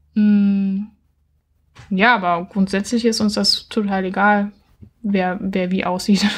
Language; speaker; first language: German; native; German